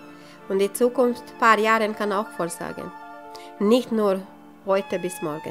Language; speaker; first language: German; non-native, local second language; Serbian